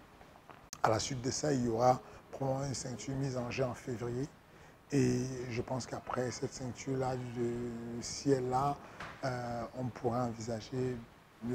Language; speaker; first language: French; native; French